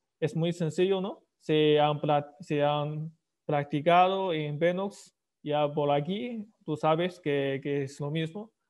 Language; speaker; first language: Spanish; non-native, fluent; Chinese